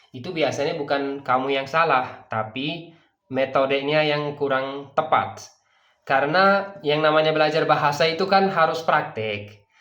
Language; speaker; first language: Indonesian; non-native, fluent; Persian